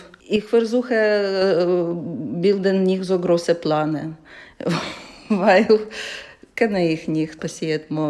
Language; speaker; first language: German; non-native, learner; Ukrainian